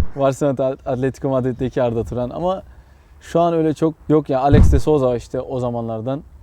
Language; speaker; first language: Turkish; early bilingual, heritage; Turkish